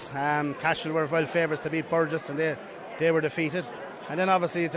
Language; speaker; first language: English; native; English